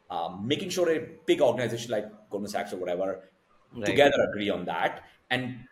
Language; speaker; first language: English; non-native, local second language; Hindi